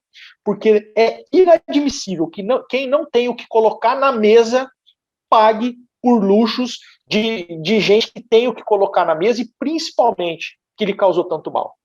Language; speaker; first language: Portuguese; native; Portuguese